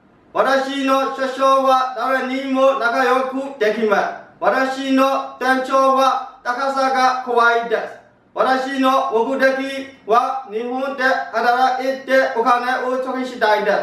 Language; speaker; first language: Japanese; non-native, learner; Burmese